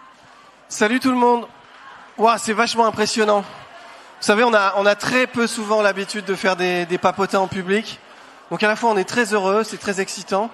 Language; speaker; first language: French; native; French